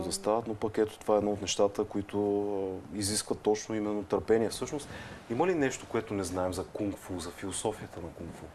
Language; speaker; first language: Bulgarian; native; Bulgarian